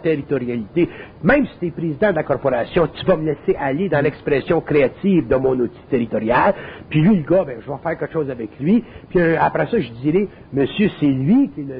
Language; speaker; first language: French; native; French